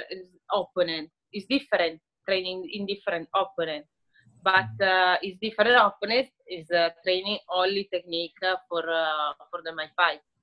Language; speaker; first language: English; non-native, learner; Italian